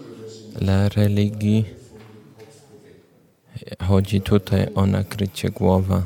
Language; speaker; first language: Polish; non-native, learner; German